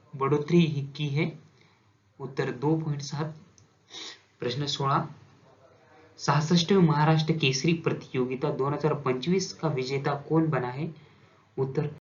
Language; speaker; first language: Hindi; non-native, local second language; Marathi